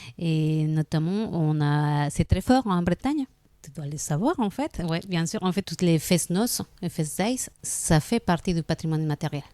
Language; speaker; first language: French; non-native, fluent; Spanish